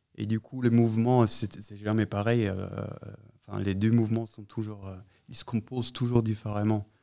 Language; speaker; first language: French; non-native, fluent; German